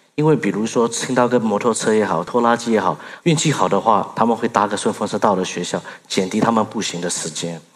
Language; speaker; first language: Chinese; early bilingual, other home language; Burmese